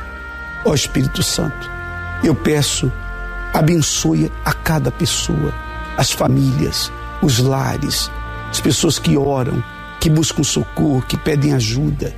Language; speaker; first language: Portuguese; native; Portuguese